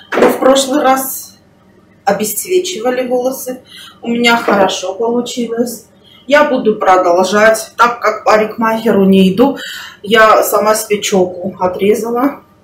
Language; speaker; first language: Russian; non-native, local second language; Armenian